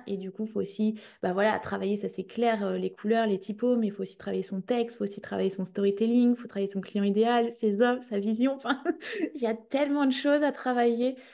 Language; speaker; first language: French; native; French